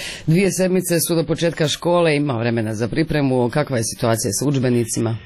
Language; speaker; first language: Croatian; native; Croatian